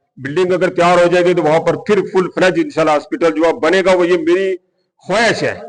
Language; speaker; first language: Urdu; non-native, local second language; Punjabi